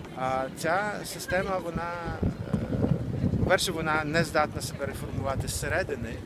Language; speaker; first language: Ukrainian; native; Ukrainian